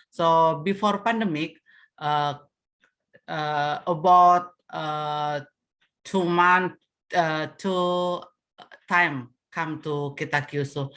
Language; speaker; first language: English; non-native, learner; Indonesian